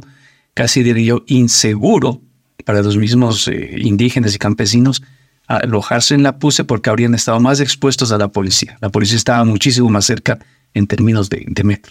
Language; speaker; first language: Spanish; native; Spanish